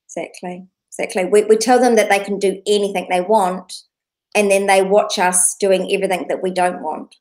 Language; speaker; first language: English; native; English